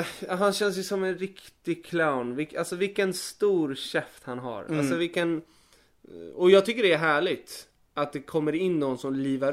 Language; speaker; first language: Swedish; native; Swedish